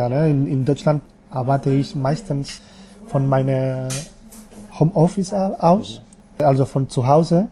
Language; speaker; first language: German; non-native, fluent; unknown